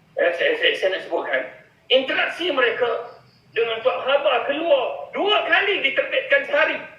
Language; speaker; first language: Malay; native; Malay